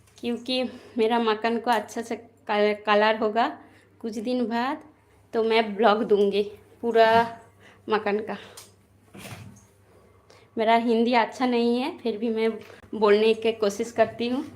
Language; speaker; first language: Hindi; non-native, local second language; Bangla